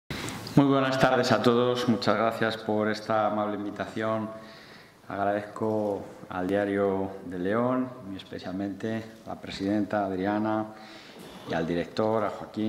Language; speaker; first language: Spanish; native; Spanish